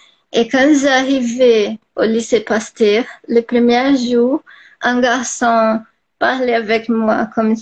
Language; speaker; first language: French; non-native, learner; Portuguese